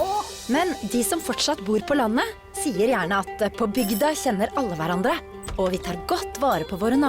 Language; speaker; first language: Norwegian; native; Norwegian